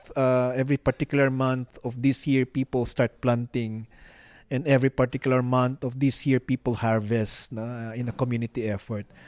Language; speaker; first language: English; non-native, local second language; Filipino